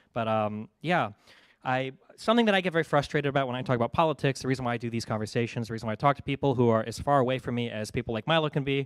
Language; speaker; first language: English; native; English